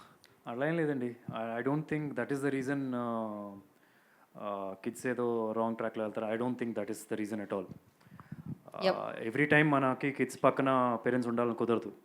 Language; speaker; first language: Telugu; native; Telugu